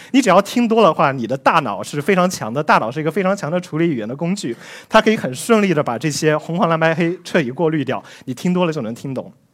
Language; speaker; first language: Chinese; native; Chinese